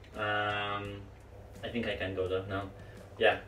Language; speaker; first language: English; non-native, fluent; Polish